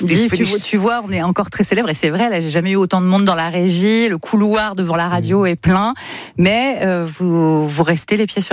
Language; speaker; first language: French; native; French